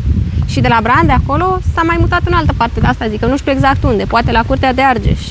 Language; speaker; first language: Romanian; native; Romanian